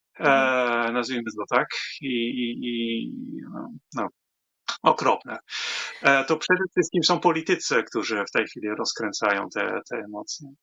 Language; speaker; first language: Polish; non-native, fluent; Dutch